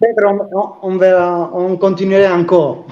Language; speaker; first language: French; non-native, learner; Italian